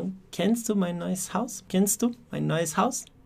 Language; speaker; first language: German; non-native, fluent; Portuguese